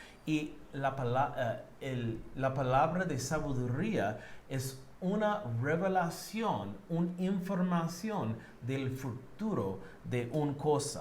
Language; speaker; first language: Spanish; non-native, learner; English